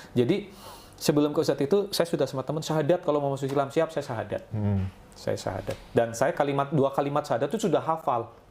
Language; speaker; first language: Indonesian; non-native, local second language; Javanese